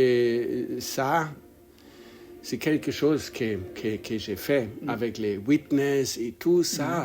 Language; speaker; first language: French; non-native, learner; English